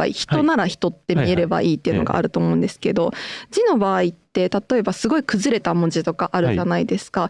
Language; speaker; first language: Japanese; native; Japanese